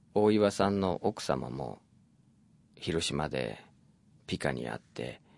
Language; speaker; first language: Japanese; non-native, fluent; English